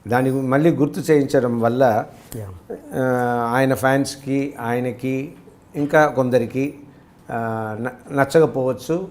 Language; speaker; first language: Telugu; early bilingual, other home language; Tamil